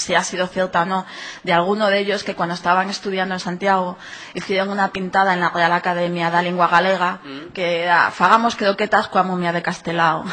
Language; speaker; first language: Spanish; native; Spanish